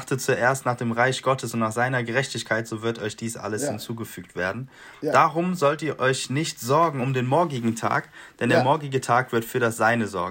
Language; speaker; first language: German; native; German